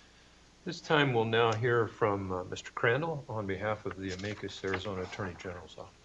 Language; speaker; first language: English; native; English